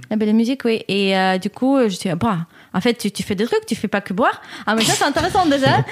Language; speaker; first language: French; non-native, fluent; English